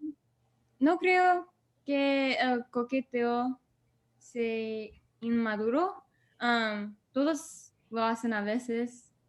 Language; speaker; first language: Spanish; non-native, learner; English